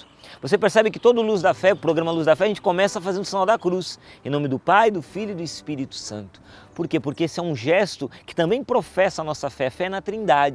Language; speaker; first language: Portuguese; native; Portuguese